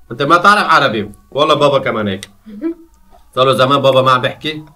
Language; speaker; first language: Arabic; non-native, local second language; Kurdish